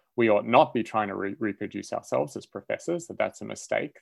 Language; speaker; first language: English; native; English